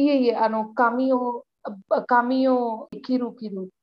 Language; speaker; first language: Japanese; non-native, learner; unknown